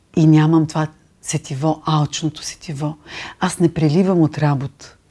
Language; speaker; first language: Bulgarian; native; Bulgarian